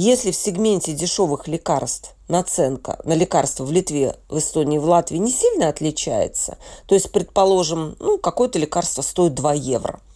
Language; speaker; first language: Russian; native; Russian